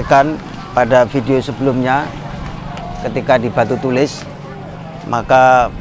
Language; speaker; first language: Indonesian; native; Indonesian